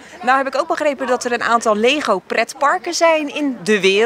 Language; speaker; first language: Dutch; native; Dutch